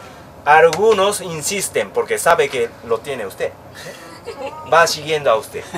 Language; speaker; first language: Spanish; non-native, learner; Japanese